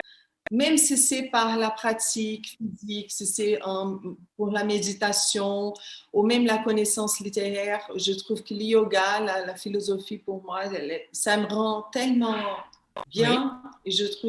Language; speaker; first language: French; non-native, fluent; Portuguese